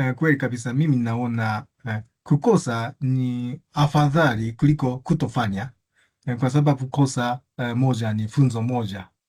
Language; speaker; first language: Swahili; non-native, fluent; Japanese